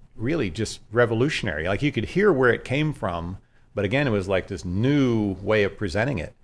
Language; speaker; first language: English; native; English